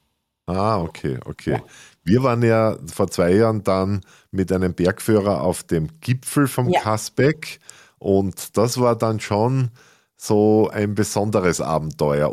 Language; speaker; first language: German; native; German